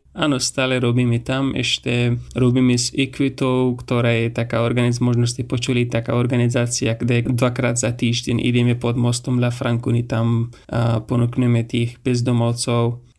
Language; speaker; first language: Slovak; non-native, fluent; Persian